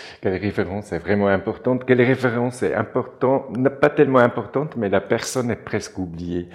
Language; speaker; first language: French; non-native, local second language; German